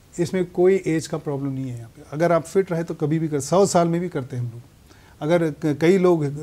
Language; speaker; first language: Hindi; native; Hindi